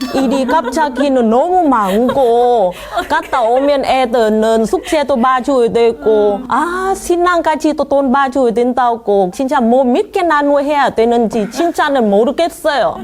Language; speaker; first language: Korean; non-native, learner; Vietnamese